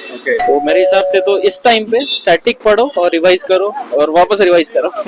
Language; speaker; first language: Hindi; native; Hindi